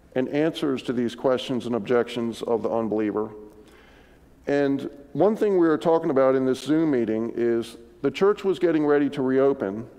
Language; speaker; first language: English; native; English